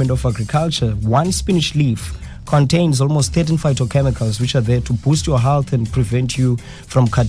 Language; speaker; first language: English; non-native, local second language; Xhosa